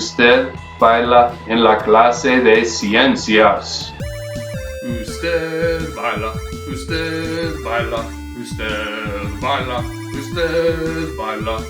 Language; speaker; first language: Spanish; non-native, fluent; English